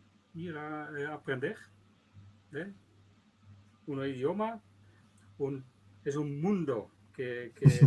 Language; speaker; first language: Spanish; non-native, learner; Dutch